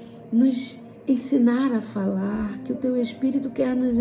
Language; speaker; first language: Portuguese; native; Portuguese